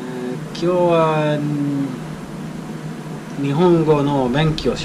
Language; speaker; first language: Japanese; non-native, learner; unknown